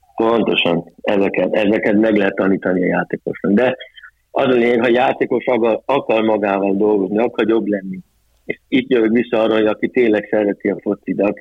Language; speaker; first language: Hungarian; early bilingual, heritage; Hungarian